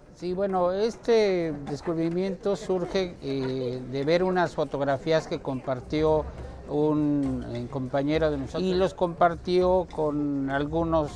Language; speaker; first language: Spanish; native; Spanish